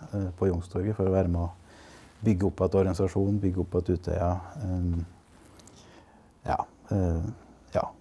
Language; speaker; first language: Norwegian; native; Norwegian